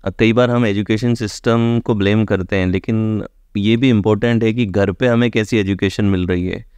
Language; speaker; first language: Hindi; native; Hindi